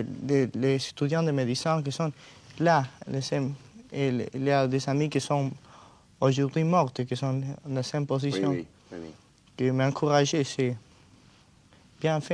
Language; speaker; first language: French; non-native, learner; Spanish